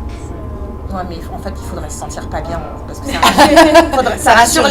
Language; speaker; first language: French; native; French